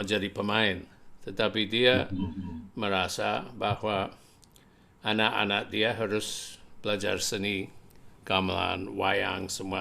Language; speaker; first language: Indonesian; non-native, fluent; English